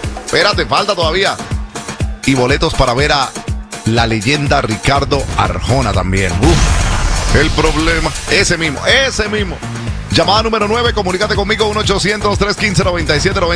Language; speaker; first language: Spanish; native; Spanish